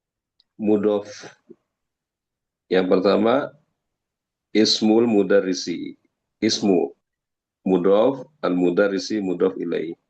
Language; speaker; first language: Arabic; non-native, learner; Indonesian